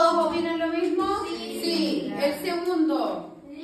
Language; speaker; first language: Spanish; native; Spanish